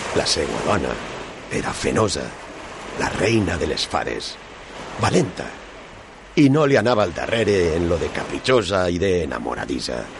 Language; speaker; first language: Catalan; non-native, local second language; Spanish